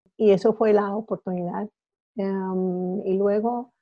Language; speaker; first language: Spanish; non-native, fluent; English